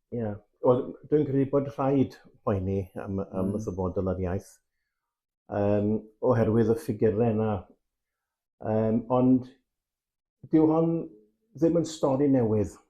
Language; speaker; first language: Welsh; native; Welsh